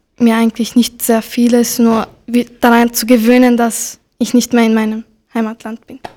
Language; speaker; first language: German; early bilingual, other home language; Croatian